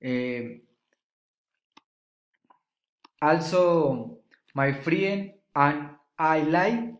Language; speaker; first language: English; non-native, learner; Spanish